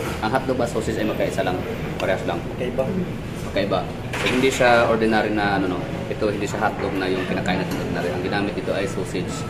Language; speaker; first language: Filipino; non-native, local second language; Cebuano